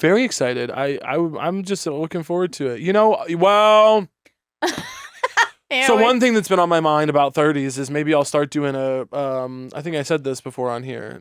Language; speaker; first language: English; native; English